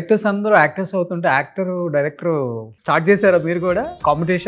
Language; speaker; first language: Telugu; native; Telugu